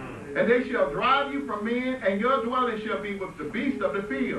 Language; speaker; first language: English; native; English